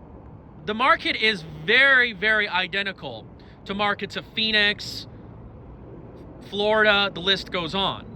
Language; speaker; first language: English; native; English